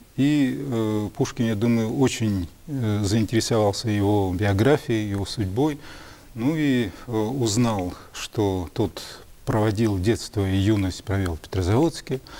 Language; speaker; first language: Russian; native; Russian